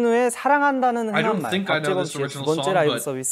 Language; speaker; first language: Korean; native; Korean